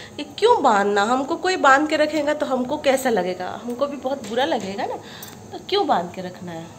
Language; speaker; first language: Hindi; non-native, local second language; Odia